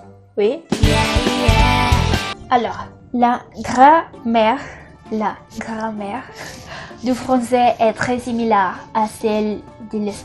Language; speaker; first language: French; non-native, learner; Spanish